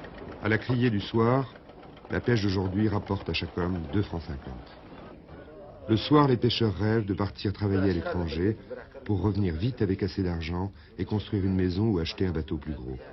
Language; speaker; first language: French; native; French